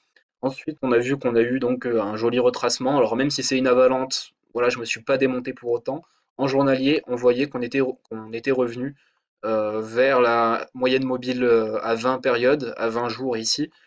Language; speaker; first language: French; native; French